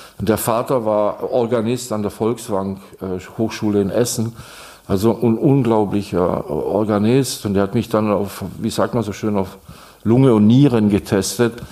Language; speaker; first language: German; non-native, fluent; Czech